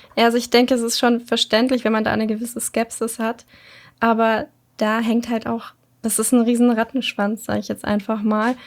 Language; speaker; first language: German; native; German